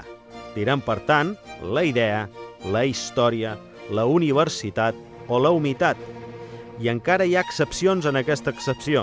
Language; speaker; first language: Catalan; native; Catalan